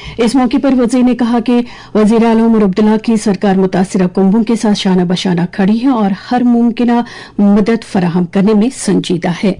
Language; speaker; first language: Urdu; non-native, local second language; Kashmiri